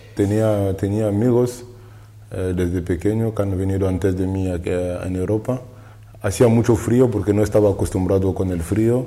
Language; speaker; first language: Spanish; non-native, learner; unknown